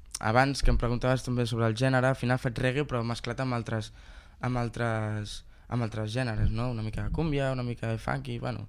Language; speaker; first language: Catalan; native; Catalan